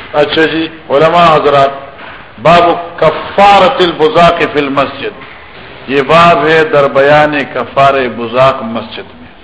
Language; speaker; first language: Urdu; non-native, local second language; Pashto